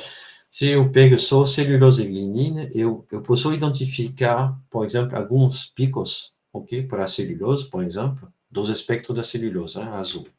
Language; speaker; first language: Portuguese; non-native, fluent; French